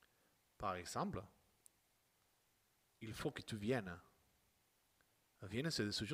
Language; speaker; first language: French; non-native, fluent; Spanish